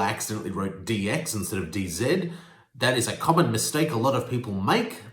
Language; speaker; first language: English; native; English